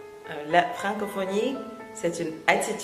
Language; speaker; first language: French; non-native, fluent; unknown